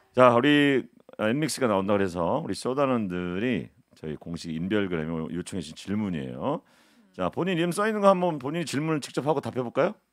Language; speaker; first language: Korean; native; Korean